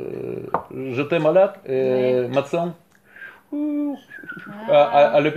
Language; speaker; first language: French; non-native, learner; Russian